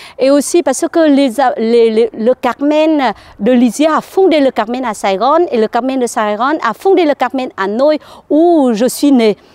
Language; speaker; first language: French; non-native, learner; Vietnamese